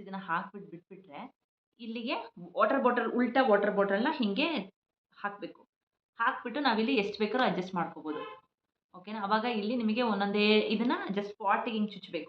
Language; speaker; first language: Kannada; native; Kannada